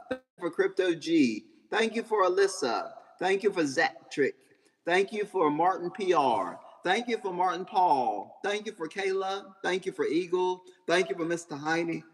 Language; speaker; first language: English; native; English